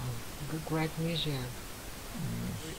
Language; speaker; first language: English; non-native, learner; Japanese